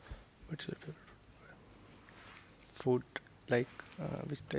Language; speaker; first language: English; non-native, learner; Urdu